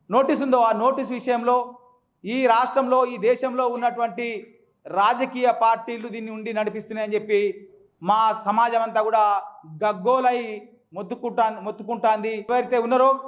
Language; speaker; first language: Telugu; non-native, local second language; Lambadi